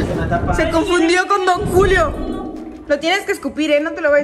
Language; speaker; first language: Spanish; native; Spanish